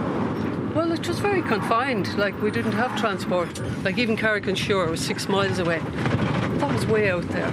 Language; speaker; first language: English; native; English